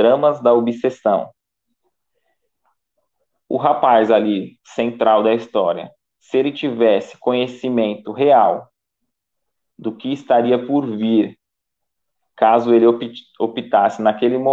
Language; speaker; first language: Portuguese; native; Portuguese